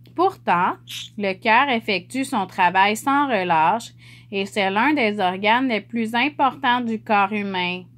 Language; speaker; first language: French; native; French